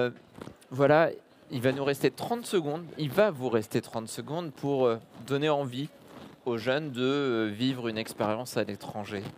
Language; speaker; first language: French; native; French